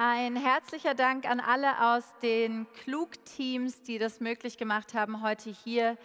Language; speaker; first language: German; native; German